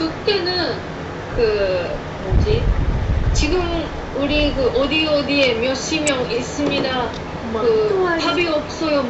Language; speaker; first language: Korean; non-native, fluent; Japanese